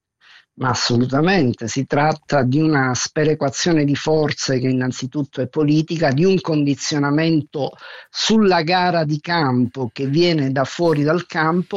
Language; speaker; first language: Italian; native; Italian